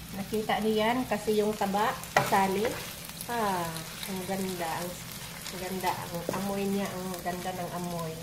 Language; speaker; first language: Filipino; non-native, local second language; Cebuano